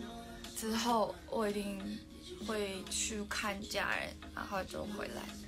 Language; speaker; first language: Chinese; non-native, learner; Mongolian